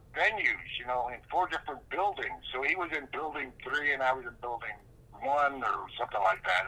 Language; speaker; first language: English; native; English